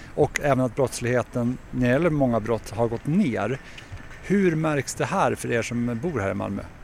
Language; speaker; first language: Swedish; native; Swedish